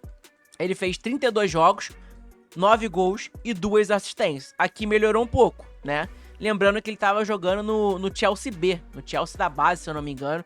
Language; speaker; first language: Portuguese; native; Portuguese